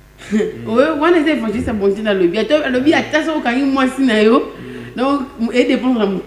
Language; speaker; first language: French; non-native, local second language; Lingala